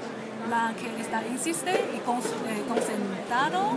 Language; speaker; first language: Spanish; non-native, learner; Chinese